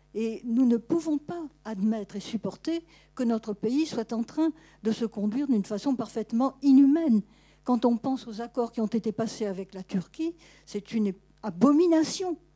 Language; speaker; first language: French; native; French